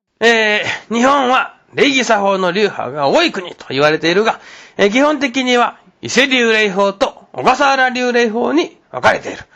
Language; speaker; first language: Japanese; non-native, fluent; Chinese